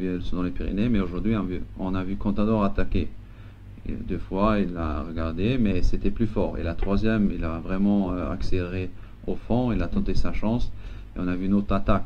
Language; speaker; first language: French; non-native, local second language; Luxembourgish